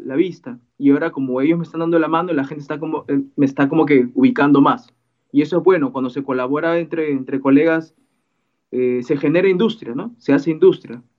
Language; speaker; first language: Spanish; native; Spanish